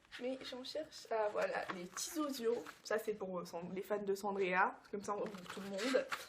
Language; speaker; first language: French; early bilingual, other home language; Portuguese